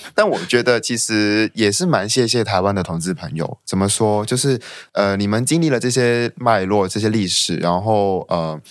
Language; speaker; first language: Chinese; non-native, local second language; Cantonese